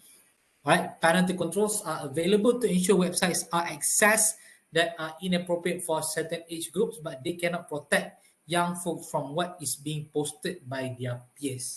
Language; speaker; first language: English; non-native, local second language; Malay